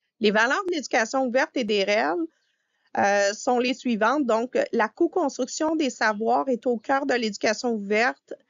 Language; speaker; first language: French; native; French